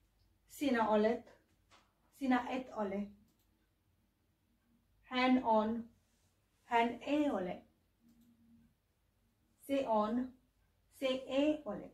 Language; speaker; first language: Finnish; non-native, learner; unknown